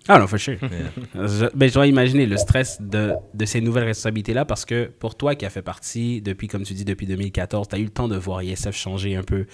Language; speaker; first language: French; native; French